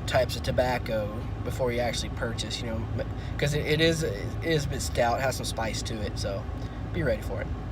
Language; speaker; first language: English; native; English